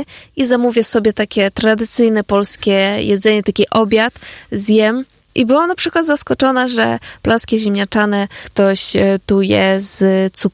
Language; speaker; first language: Polish; non-native, fluent; Ukrainian